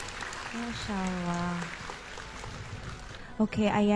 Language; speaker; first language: Indonesian; native; Indonesian